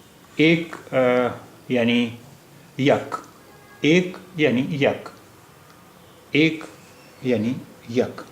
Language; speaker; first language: Persian; non-native, learner; Urdu